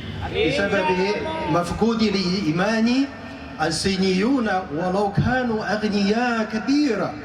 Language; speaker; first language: Arabic; non-native, fluent; Chinese